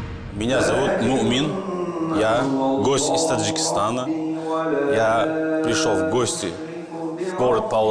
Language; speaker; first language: Russian; non-native, local second language; Tajik